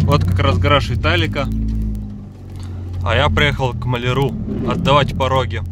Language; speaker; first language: Russian; native; Russian